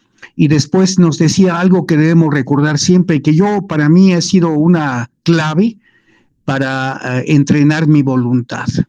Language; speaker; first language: Spanish; native; Spanish